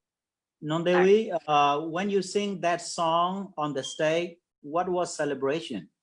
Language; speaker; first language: English; non-native, fluent; Mon